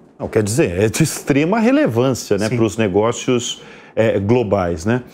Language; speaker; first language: Portuguese; native; Portuguese